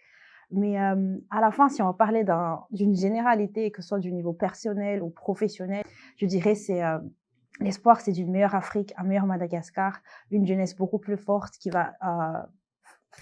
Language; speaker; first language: French; non-native, local second language; Malagasy